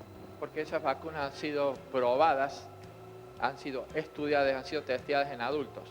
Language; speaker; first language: Spanish; native; Spanish